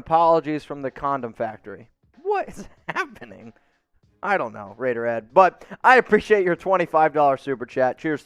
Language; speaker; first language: English; native; English